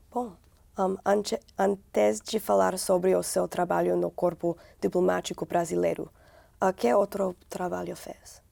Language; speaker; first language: Portuguese; non-native, learner; English